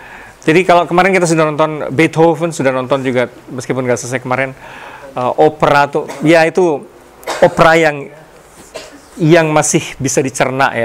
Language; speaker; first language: Indonesian; native; Indonesian